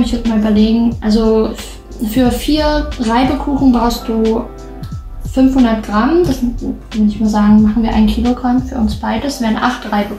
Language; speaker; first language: German; native; German